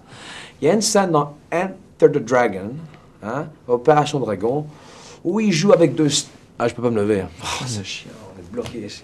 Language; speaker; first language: French; native; French